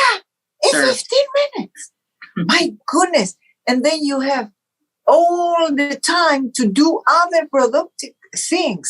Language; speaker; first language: English; non-native, fluent; Portuguese